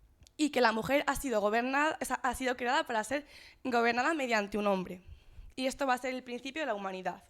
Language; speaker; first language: Spanish; native; Spanish